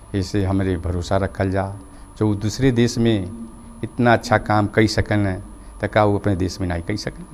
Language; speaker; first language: Bhojpuri; non-native, local second language; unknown